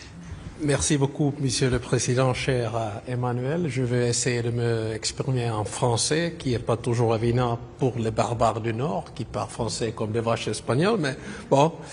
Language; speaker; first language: French; non-native, fluent; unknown